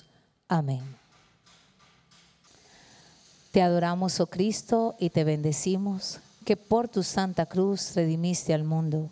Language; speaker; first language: Spanish; native; Spanish